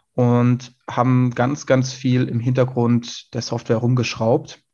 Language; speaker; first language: German; native; German